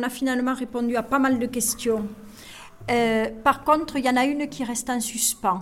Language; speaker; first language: French; native; French